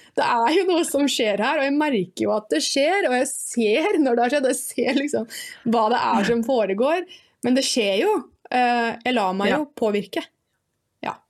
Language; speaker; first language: Norwegian; native; Norwegian